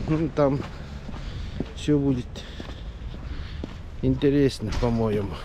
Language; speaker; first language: Russian; non-native, local second language; Yakut